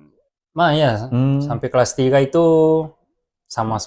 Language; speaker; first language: Indonesian; early bilingual, heritage; Japanese